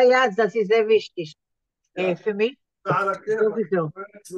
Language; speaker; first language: German; non-native, learner; Hebrew